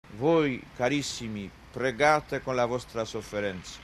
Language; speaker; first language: Italian; non-native, fluent; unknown